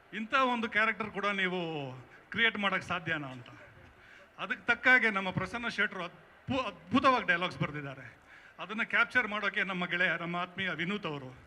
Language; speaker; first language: Kannada; non-native, local second language; Tulu